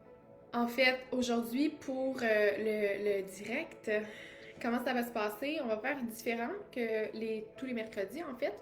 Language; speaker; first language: French; native; French